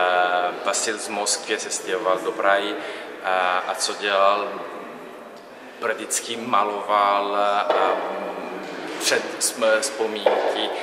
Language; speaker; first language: Czech; non-native, learner; Italian